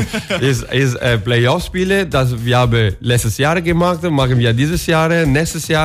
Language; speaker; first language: German; non-native, learner; Italian